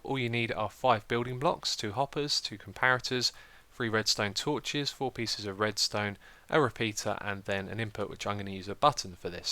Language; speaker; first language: English; native; English